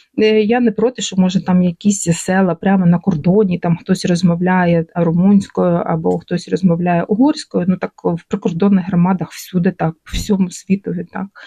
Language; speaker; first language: Ukrainian; non-native, local second language; Russian